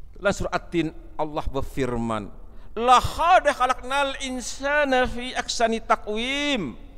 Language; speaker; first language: Malay; non-native, local second language; Achinese